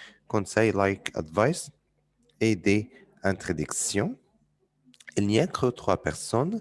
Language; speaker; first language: French; non-native, fluent; Arabic